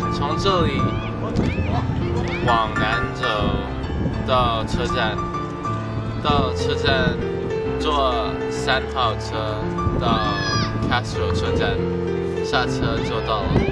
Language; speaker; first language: Chinese; non-native, learner; English